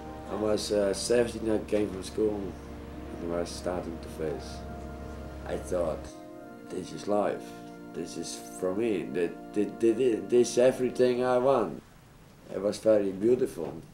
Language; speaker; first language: English; non-native, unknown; Dutch